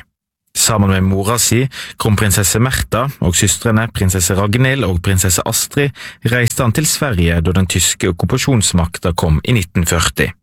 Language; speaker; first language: Norwegian; native; Norwegian